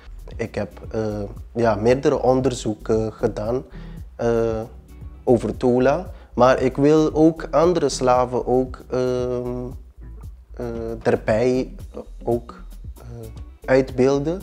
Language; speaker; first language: Dutch; early bilingual, other home language; Papiamento